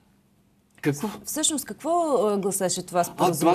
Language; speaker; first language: Bulgarian; native; Bulgarian